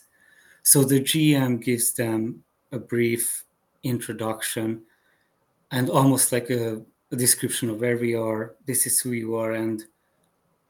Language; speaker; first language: English; non-native, fluent; Hungarian